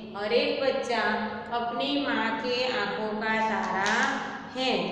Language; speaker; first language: Hindi; non-native, local second language; Gujarati